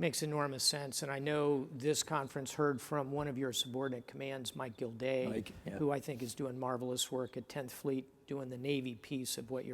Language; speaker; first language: English; native; English